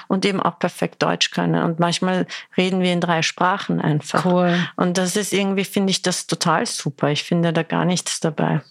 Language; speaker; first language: German; early bilingual, other home language; Persian